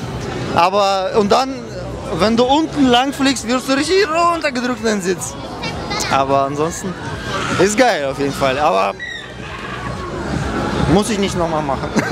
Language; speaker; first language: German; early bilingual, other home language; Russian